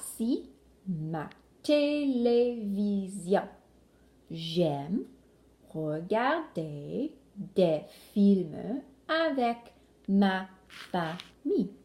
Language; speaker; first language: French; non-native, local second language; English